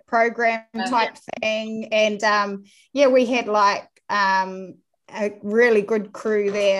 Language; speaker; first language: English; native; English